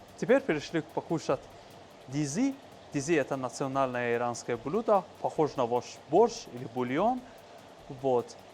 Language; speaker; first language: Russian; non-native, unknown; Persian